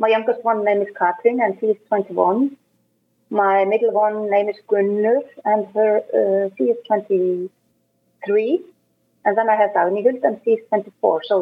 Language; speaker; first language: English; non-native, fluent; Icelandic